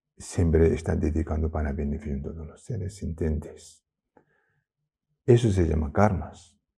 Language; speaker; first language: Spanish; non-native, learner; Tibetan